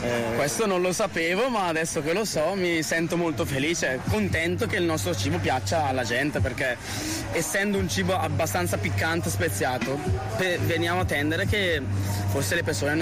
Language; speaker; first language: Italian; early bilingual, other home language; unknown